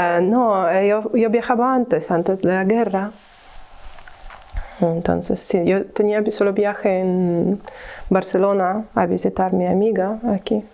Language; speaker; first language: Spanish; non-native, learner; Ukrainian